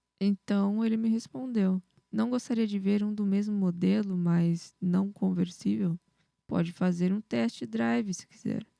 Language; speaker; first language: Portuguese; native; Portuguese